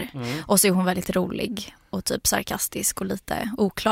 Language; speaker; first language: Swedish; native; Swedish